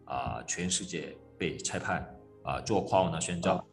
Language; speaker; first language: Chinese; non-native, fluent; Korean